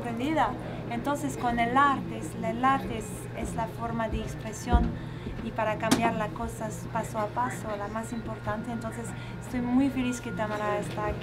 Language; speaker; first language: Spanish; non-native, learner; French